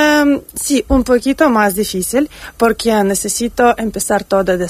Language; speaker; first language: Spanish; non-native, learner; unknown